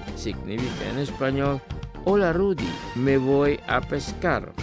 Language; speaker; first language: Spanish; non-native, fluent; Indonesian